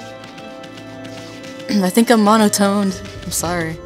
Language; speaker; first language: English; native; English